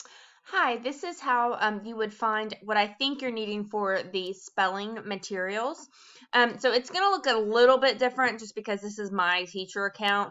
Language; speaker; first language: English; native; English